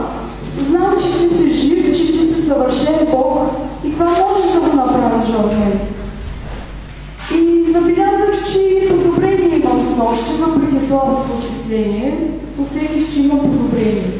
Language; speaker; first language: Bulgarian; native; Bulgarian